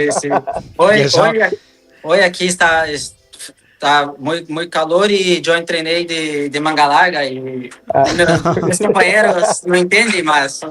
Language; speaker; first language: Spanish; non-native, learner; Portuguese